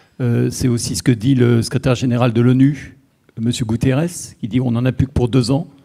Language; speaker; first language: French; native; French